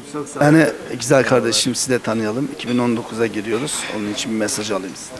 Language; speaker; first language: Turkish; native; Turkish